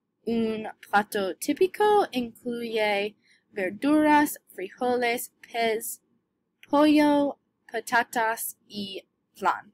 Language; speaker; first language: Spanish; non-native, learner; English